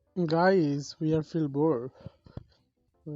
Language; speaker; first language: English; non-native, learner; Bangla